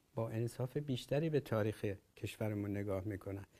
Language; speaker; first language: Persian; native; Persian